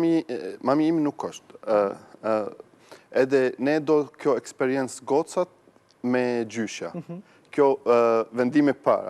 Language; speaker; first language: Albanian; non-native, learner; Arabic